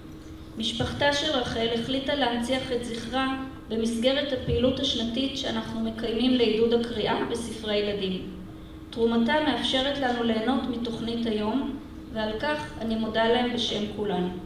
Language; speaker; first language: Hebrew; native; Hebrew